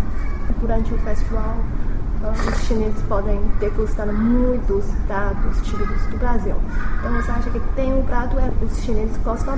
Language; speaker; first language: Portuguese; non-native, fluent; Chinese